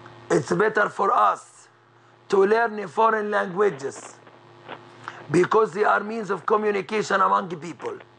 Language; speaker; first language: English; non-native, fluent; Arabic